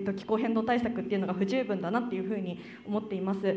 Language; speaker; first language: Japanese; native; Japanese